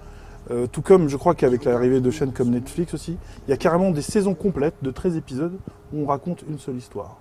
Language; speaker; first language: French; native; French